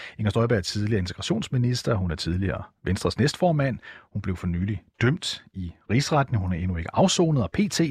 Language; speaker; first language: Danish; native; Danish